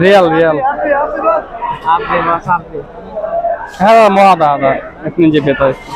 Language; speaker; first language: Arabic; non-native, learner; Bangla